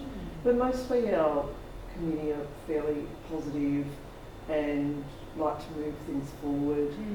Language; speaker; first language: English; native; English